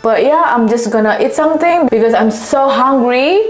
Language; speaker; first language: English; non-native, fluent; Indonesian